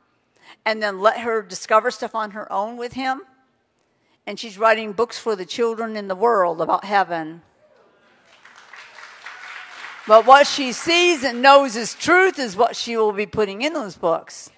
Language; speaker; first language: English; native; English